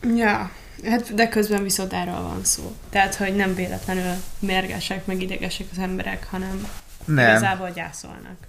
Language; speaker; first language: Hungarian; native; Hungarian